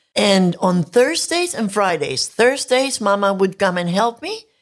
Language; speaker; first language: English; non-native, local second language; Spanish